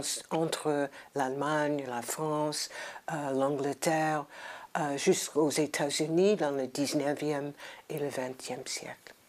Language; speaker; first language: French; non-native, fluent; English